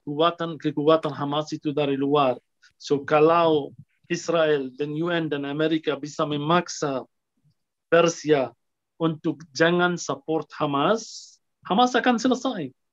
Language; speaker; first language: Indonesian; non-native, fluent; Arabic